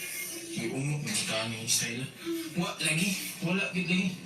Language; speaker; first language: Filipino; non-native, local second language; Hiligaynon